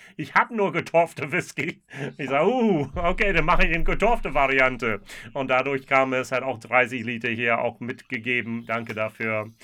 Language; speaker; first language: German; non-native, fluent; English